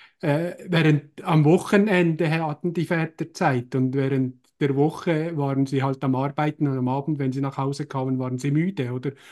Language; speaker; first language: German; native; German